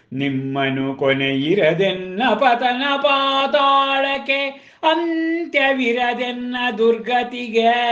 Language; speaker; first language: Kannada; native; Kannada